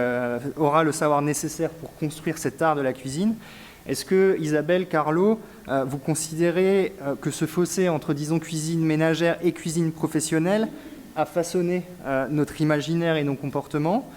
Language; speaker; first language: French; native; French